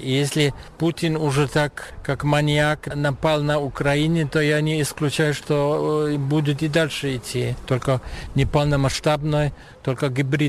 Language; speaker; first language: Russian; non-native, fluent; German